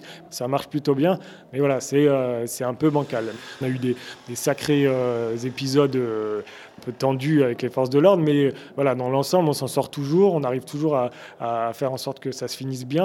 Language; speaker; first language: French; native; French